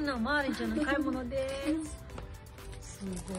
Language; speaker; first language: Japanese; non-native, fluent; Filipino